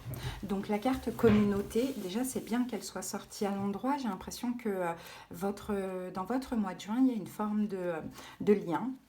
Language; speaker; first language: French; native; French